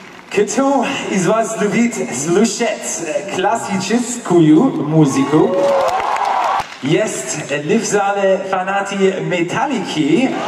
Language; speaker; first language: Russian; non-native, learner; German